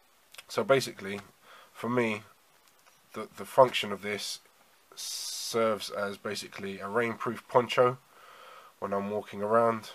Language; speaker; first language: English; native; English